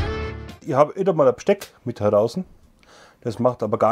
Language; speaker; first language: German; native; German